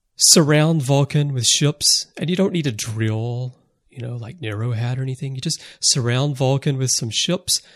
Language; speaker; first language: English; native; English